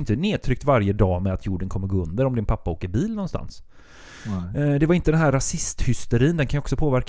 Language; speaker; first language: Swedish; native; Swedish